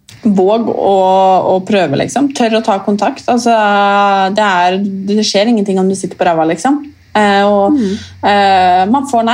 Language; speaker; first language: Norwegian; native; Norwegian